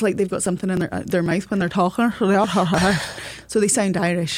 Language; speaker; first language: English; native; English